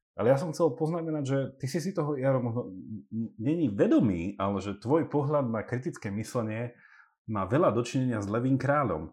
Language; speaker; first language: Slovak; early bilingual, heritage; English